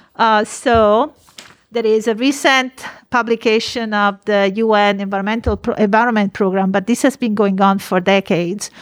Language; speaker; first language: English; non-native, fluent; Italian